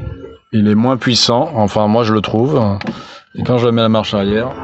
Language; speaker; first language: French; native; French